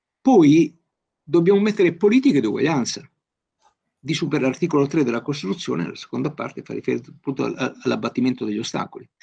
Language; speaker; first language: Italian; native; Italian